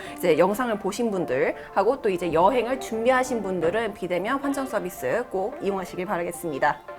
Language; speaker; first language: Korean; native; Korean